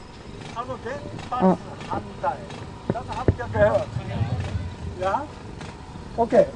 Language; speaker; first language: German; non-native, fluent; Japanese